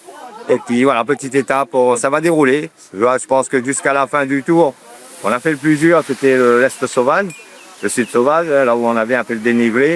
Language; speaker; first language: French; native; French